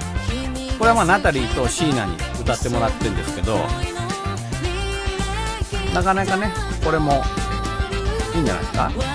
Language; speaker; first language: Japanese; native; Japanese